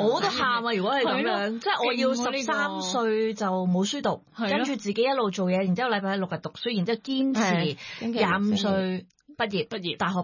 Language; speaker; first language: Cantonese; native; Cantonese